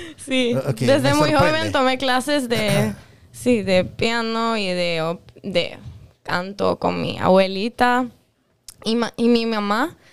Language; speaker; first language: Spanish; non-native, local second language; French